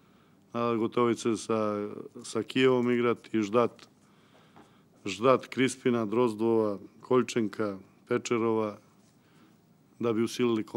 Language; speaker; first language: Russian; non-native, local second language; Ukrainian